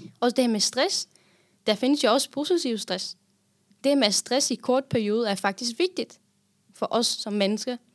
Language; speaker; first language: Danish; non-native, fluent; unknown